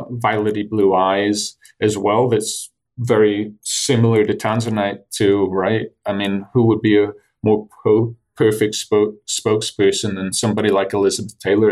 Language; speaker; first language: English; native; English